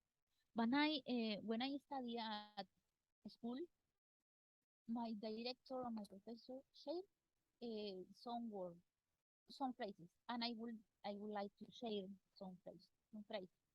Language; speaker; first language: English; non-native, learner; Spanish